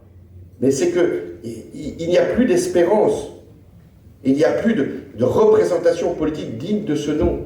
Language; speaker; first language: French; native; French